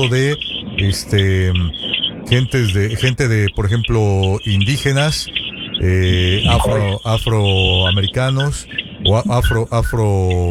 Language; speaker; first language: Spanish; native; Spanish